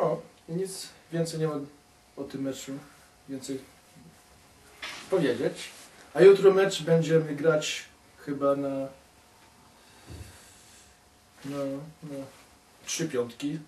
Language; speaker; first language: Polish; non-native, learner; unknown